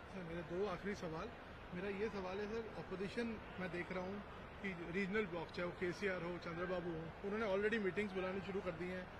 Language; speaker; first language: Hindi; native; Hindi